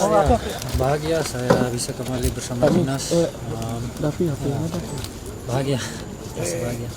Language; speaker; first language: Indonesian; non-native, fluent; Dutch